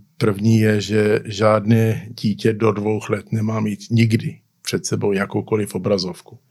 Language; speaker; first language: Czech; early bilingual, heritage; Czech